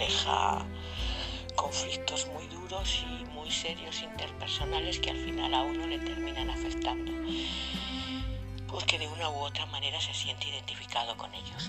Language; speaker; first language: Spanish; native; Spanish